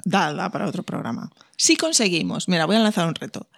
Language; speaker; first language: Spanish; native; Spanish